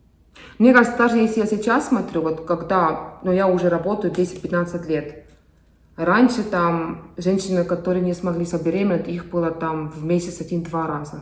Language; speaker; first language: Russian; non-native, fluent; Estonian